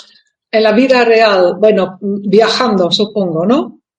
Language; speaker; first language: Spanish; non-native, fluent; Dutch